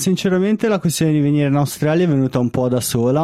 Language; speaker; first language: Italian; native; Italian